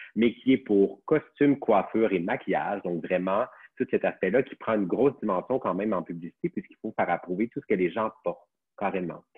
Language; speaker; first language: French; native; French